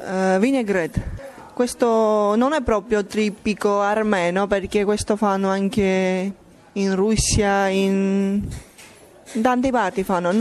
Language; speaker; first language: Italian; non-native, learner; Armenian